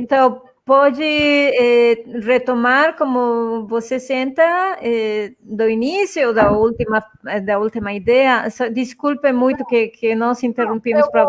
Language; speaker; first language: Portuguese; non-native, fluent; Spanish